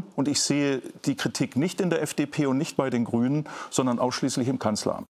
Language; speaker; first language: German; native; German